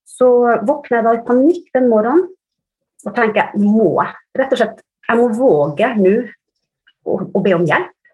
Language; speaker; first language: Norwegian; early bilingual, other home language; Finnish